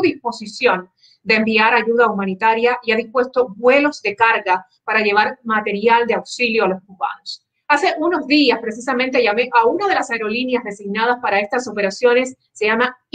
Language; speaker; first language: Spanish; native; Spanish